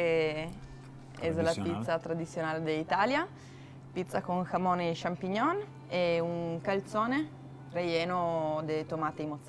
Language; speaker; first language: Spanish; non-native, fluent; Italian